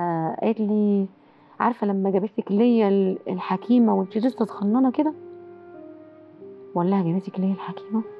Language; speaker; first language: Arabic; native; Arabic